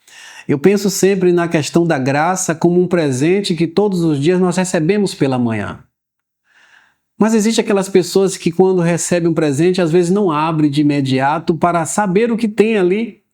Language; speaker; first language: Portuguese; native; Portuguese